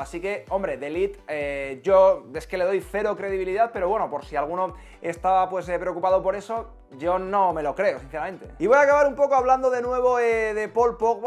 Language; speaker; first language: Spanish; native; Spanish